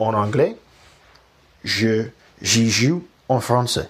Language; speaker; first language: French; non-native, learner; Russian